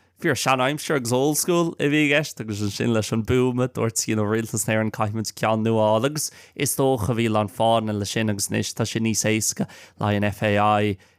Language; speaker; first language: Irish; non-native, local second language; English